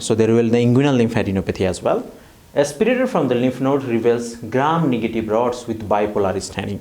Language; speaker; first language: English; non-native, fluent; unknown